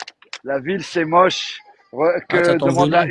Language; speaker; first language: French; native; French